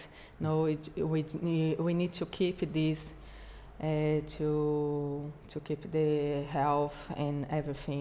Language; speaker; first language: English; non-native, learner; Portuguese